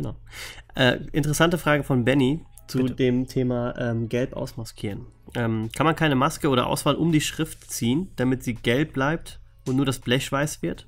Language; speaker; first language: German; native; German